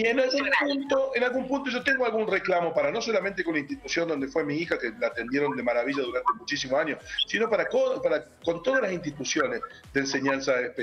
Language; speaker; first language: Spanish; native; Spanish